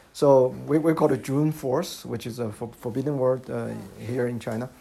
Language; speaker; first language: English; non-native, fluent; Chinese